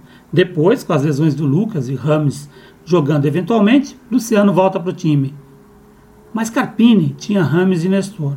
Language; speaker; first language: Portuguese; native; Portuguese